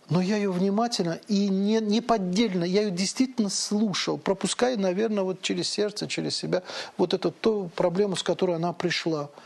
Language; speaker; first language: Russian; native; Russian